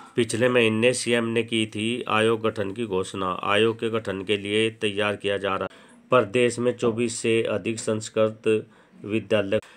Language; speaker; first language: Hindi; native; Hindi